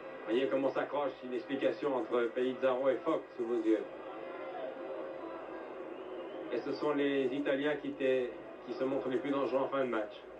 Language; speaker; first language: French; native; French